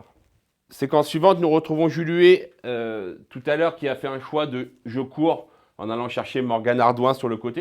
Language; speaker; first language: French; native; French